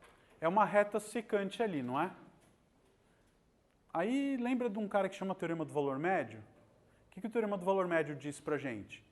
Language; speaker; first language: Portuguese; native; Portuguese